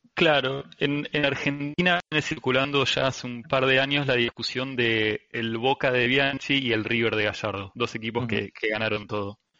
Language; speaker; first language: Spanish; native; Spanish